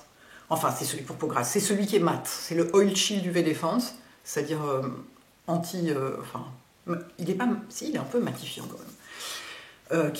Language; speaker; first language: French; native; French